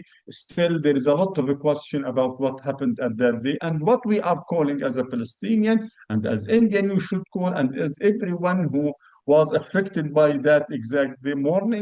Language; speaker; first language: English; non-native, fluent; Arabic